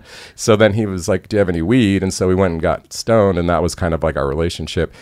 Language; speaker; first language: English; native; English